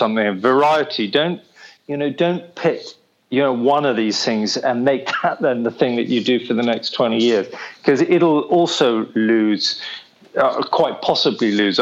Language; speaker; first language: English; native; English